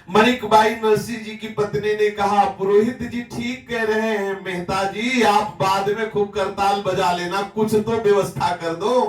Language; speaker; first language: Hindi; native; Hindi